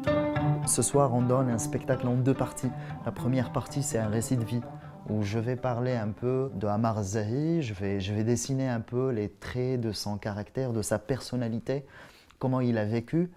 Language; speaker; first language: French; non-native, local second language; Arabic